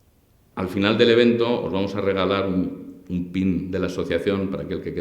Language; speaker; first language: Spanish; native; Spanish